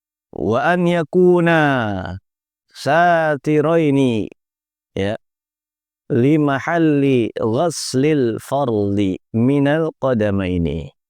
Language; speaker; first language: Arabic; non-native, fluent; Indonesian